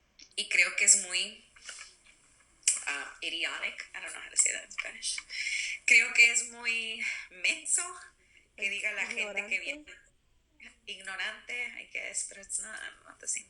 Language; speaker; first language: Spanish; early bilingual, other home language; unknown